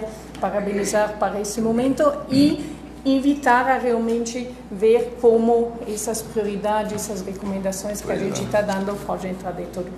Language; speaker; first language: Portuguese; non-native, fluent; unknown